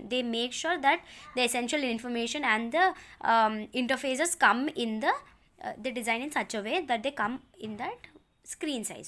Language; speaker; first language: English; non-native, local second language; Telugu